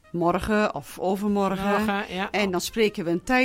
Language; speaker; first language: Dutch; native; Dutch